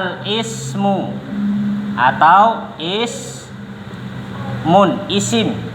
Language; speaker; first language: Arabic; non-native, fluent; Indonesian